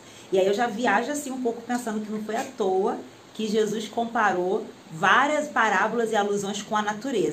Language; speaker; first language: Portuguese; native; Portuguese